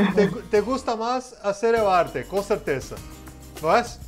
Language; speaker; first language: Spanish; non-native, learner; Portuguese